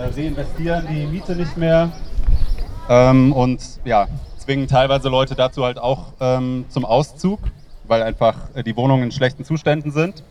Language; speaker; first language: German; native; German